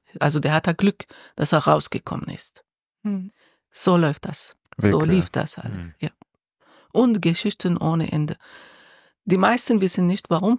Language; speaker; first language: German; non-native, learner; Arabic